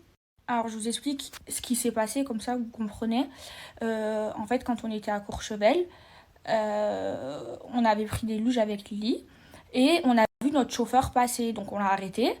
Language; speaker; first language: French; native; French